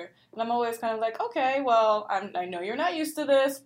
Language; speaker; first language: English; native; English